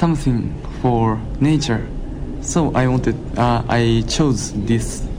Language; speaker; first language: English; non-native, learner; Japanese